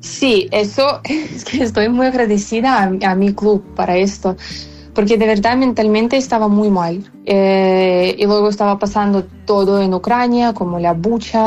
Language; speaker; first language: Spanish; non-native, fluent; Ukrainian